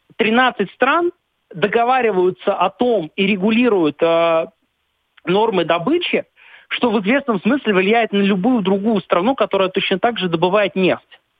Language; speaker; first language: Russian; native; Russian